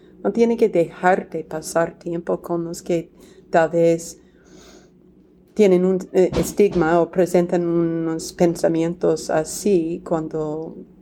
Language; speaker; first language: Spanish; non-native, fluent; English